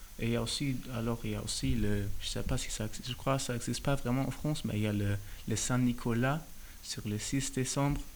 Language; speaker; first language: French; non-native, fluent; German